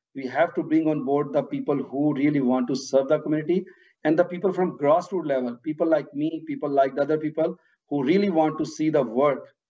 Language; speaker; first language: English; non-native, local second language; Urdu